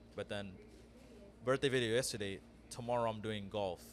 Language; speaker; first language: English; early bilingual, other home language; Amharic